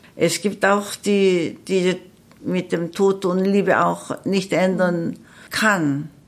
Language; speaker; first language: German; non-native, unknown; Korean